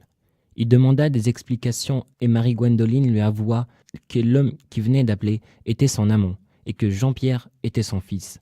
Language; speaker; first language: French; native; French